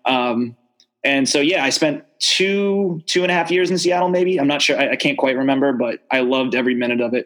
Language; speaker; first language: English; native; English